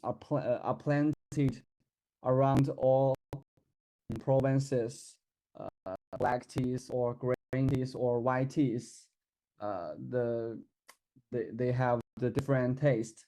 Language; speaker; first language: English; non-native, learner; Chinese